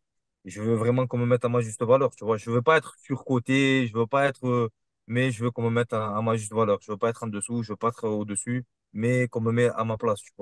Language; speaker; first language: French; native; French